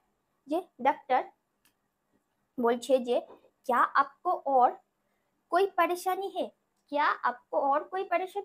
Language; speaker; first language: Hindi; non-native, local second language; Bangla